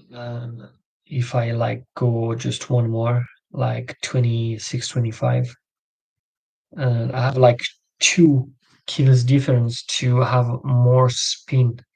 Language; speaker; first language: English; non-native, learner; French